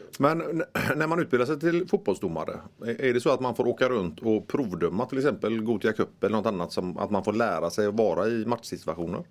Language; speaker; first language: Swedish; native; Swedish